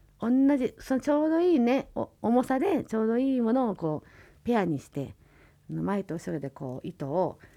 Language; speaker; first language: Japanese; native; Japanese